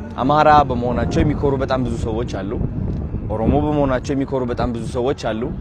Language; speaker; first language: Amharic; non-native, local second language; Tigrinya